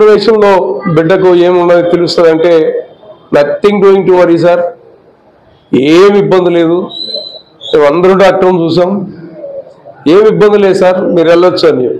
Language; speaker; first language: Telugu; native; Telugu